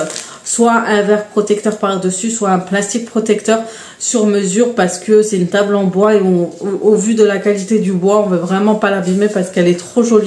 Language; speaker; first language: French; native; French